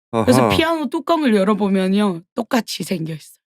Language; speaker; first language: Korean; early bilingual, heritage; Korean